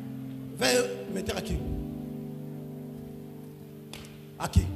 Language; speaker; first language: Portuguese; non-native, learner; Lingala